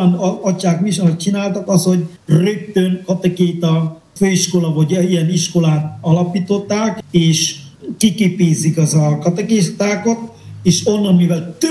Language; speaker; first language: Hungarian; non-native, fluent; Indonesian